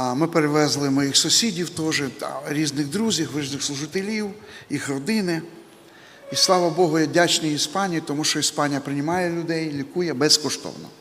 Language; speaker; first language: Ukrainian; native; Ukrainian